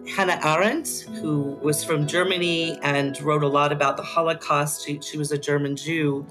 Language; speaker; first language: English; native; English